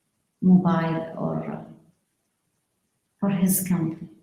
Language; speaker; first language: English; non-native, learner; Arabic